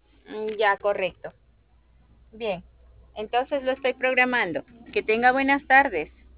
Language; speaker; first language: Spanish; native; Spanish